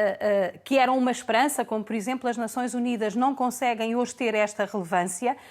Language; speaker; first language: Portuguese; native; Portuguese